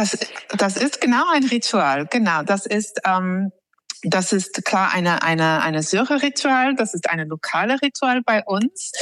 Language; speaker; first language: German; non-native, fluent; English